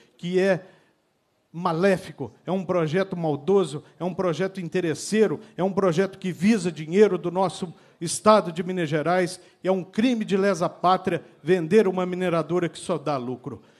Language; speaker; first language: Portuguese; native; Portuguese